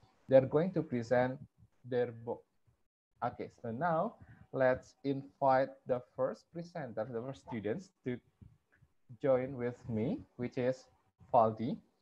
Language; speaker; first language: English; non-native, fluent; Indonesian